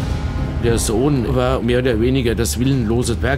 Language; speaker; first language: German; native; German